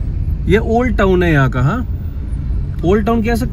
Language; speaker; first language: Hindi; native; Hindi